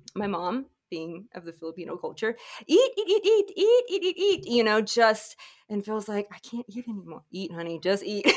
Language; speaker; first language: English; early bilingual, other home language; Filipino